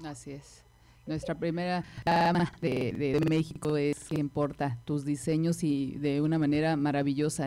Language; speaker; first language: Spanish; native; Spanish